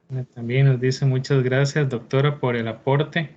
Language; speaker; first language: Spanish; native; Spanish